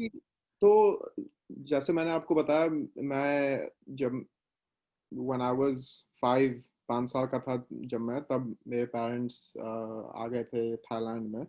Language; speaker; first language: Hindi; native; Hindi